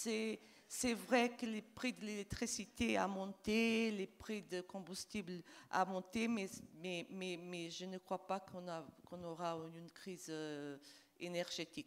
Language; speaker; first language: French; non-native, fluent; Portuguese